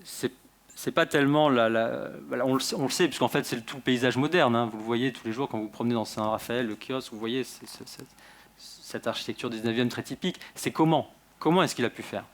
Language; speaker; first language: French; native; French